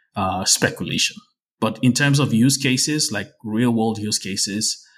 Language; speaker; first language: English; non-native, local second language; Yoruba